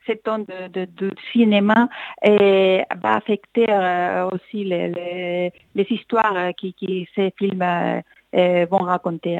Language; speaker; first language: French; non-native, fluent; Spanish